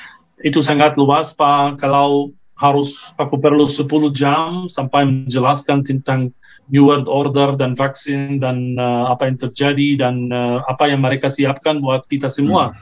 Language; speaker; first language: Indonesian; non-native, fluent; Arabic